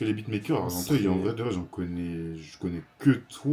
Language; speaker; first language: French; native; French